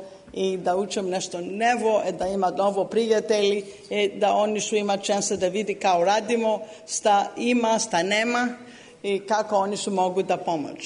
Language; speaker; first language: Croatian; non-native, learner; English